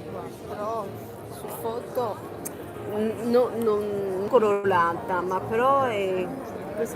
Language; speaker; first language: Italian; non-native, learner; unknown